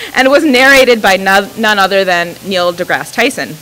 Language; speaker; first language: English; native; English